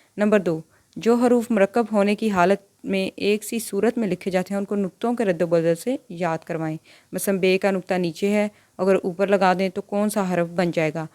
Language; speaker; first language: Urdu; native; Urdu